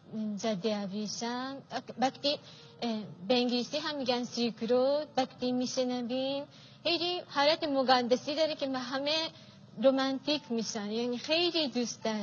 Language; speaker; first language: Persian; non-native, fluent; Japanese